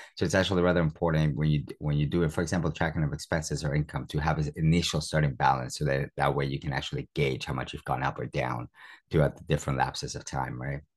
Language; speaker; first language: English; early bilingual, other home language; Spanish